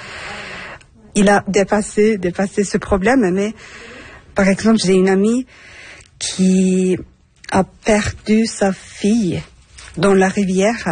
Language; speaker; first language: French; non-native, fluent; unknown